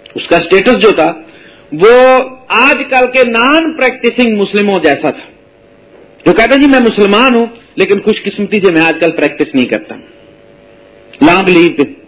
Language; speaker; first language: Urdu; native; Urdu